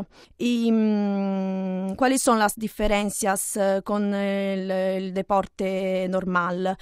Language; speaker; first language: Spanish; non-native, learner; Italian